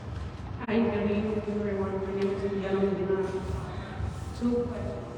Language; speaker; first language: English; non-native, local second language; Spanish